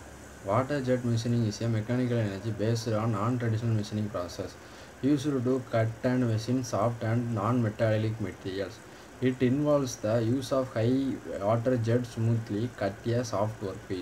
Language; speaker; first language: English; non-native, local second language; Tamil